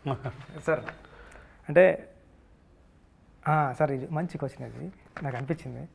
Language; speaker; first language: Telugu; native; Telugu